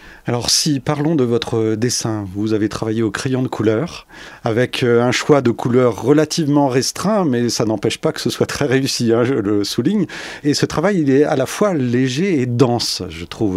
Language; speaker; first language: French; native; French